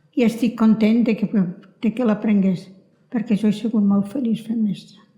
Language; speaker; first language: Catalan; native; Catalan